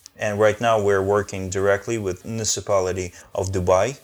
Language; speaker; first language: English; non-native, fluent; Ukrainian